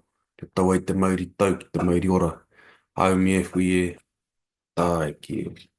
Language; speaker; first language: Māori; non-native, local second language; English